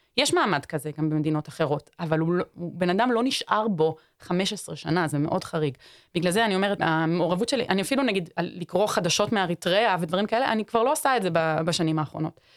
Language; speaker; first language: Hebrew; native; Hebrew